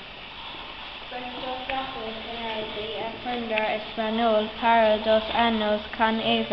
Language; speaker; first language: Spanish; non-native, learner; English